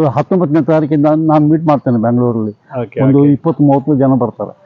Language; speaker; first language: Kannada; native; Kannada